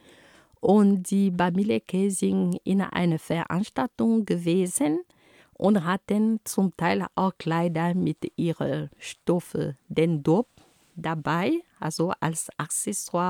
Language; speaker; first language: German; non-native, fluent; Ghomala